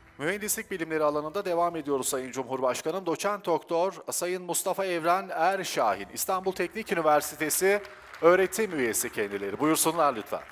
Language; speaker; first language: Turkish; native; Turkish